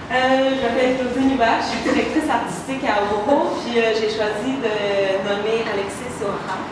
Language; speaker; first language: French; native; French